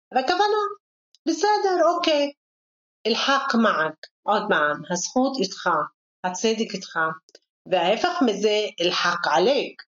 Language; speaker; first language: Hebrew; non-native, local second language; Arabic